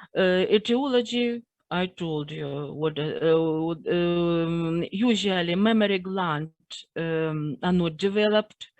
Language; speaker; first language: English; non-native, fluent; Russian